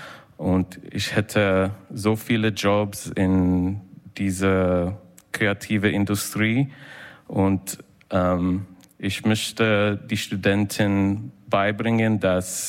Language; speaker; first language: German; non-native, fluent; English